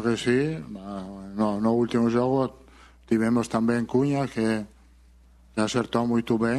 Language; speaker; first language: Portuguese; non-native, fluent; Spanish